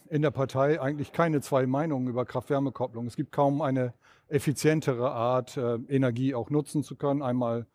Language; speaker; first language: German; native; German